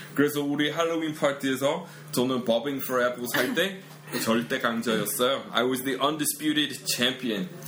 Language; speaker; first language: Korean; non-native, fluent; English